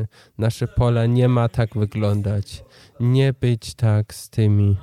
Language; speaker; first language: Polish; non-native, learner; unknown